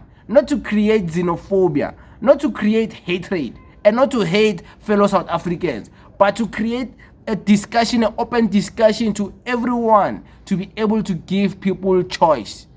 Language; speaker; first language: English; non-native, local second language; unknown